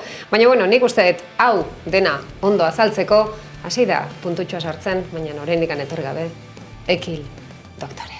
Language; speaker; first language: Basque; native; Basque